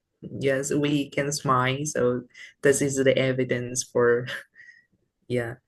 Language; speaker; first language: English; non-native, learner; Vietnamese